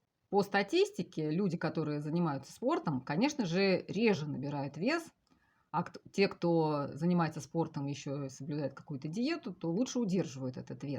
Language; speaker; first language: Russian; native; Russian